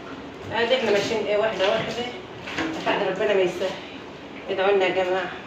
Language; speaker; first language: Arabic; native; Arabic